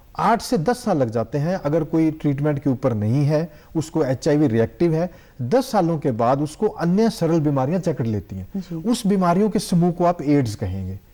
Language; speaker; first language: Hindi; native; Hindi